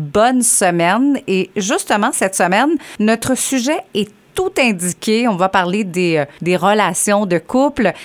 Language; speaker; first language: French; native; French